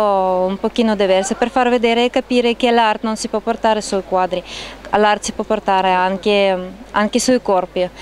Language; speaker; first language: Italian; non-native, learner; Russian